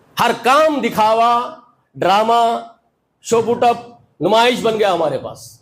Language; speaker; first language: Urdu; native; Urdu